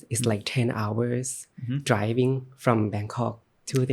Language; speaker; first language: English; non-native, learner; Thai